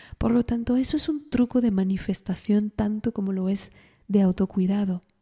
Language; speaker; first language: Spanish; non-native, fluent; French